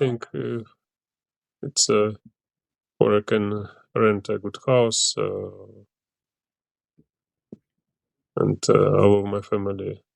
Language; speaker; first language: English; non-native, learner; Ukrainian